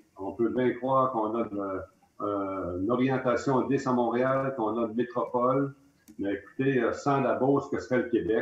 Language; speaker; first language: French; native; French